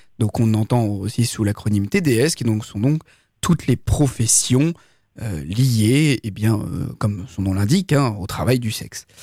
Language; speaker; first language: French; native; French